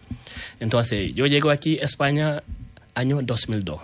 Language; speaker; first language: Spanish; non-native, learner; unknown